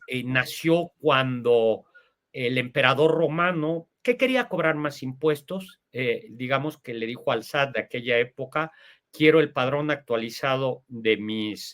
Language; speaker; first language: Spanish; native; Spanish